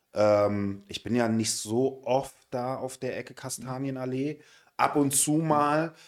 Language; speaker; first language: German; native; German